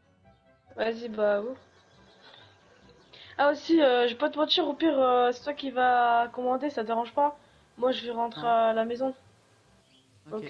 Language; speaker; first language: French; native; French